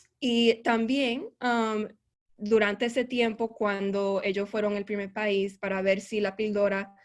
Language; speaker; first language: Spanish; early bilingual, heritage; Spanish